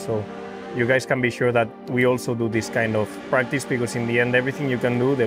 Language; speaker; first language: English; non-native, fluent; Spanish